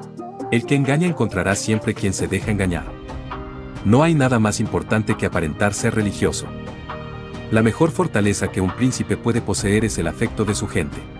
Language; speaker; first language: Spanish; native; Spanish